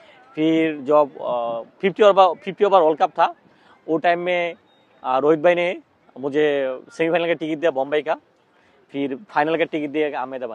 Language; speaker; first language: Hindi; non-native, learner; Bangla